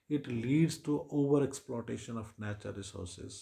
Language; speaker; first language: English; non-native, local second language; Punjabi